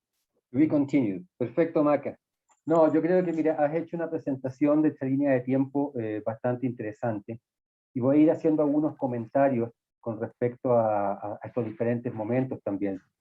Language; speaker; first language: Spanish; native; Spanish